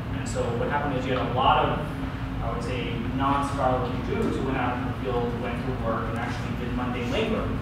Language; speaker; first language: English; native; English